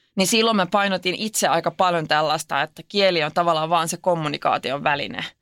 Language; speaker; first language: Finnish; non-native, local second language; Swedish